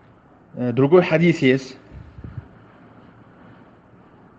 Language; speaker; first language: Russian; non-native, fluent; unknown